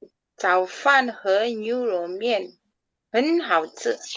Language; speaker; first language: Chinese; non-native, learner; Indonesian